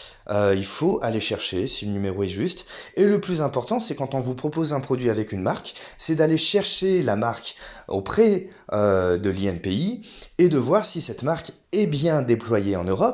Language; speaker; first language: French; native; French